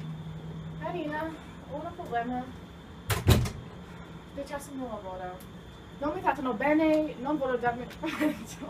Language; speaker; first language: Italian; non-native, learner; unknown